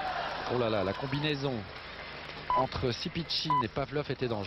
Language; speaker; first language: French; native; French